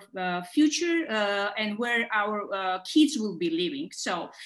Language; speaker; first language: English; non-native, fluent; Georgian